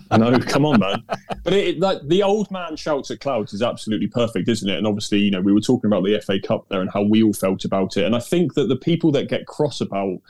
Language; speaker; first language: English; native; English